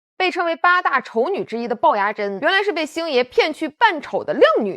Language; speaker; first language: Chinese; native; Chinese